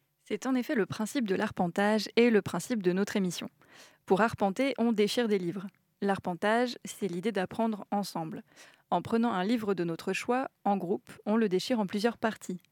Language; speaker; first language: French; native; French